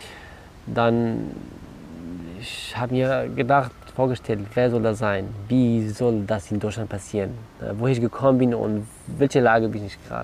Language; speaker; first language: German; non-native, learner; Kurdish